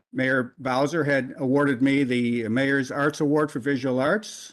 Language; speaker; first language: English; native; English